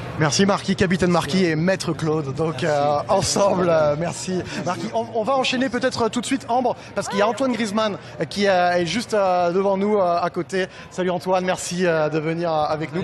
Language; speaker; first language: French; native; French